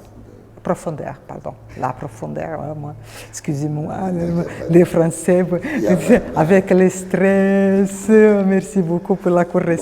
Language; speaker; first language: French; non-native, fluent; Portuguese